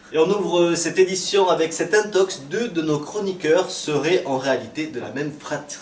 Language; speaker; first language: French; native; French